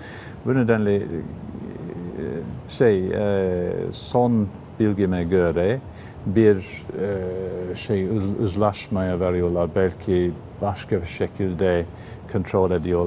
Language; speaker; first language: Turkish; non-native, fluent; English